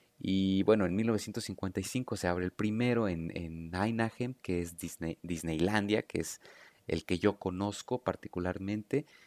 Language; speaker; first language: Spanish; native; Spanish